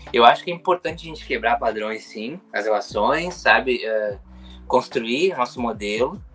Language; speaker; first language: Portuguese; native; Portuguese